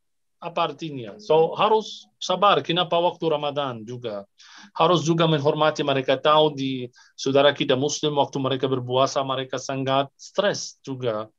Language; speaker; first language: Indonesian; non-native, fluent; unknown